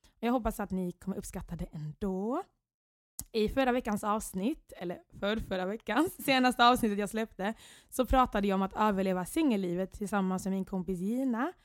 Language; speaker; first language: Swedish; early bilingual, other home language; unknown